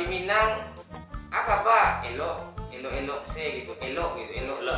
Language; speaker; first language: Indonesian; non-native, local second language; Minangkabau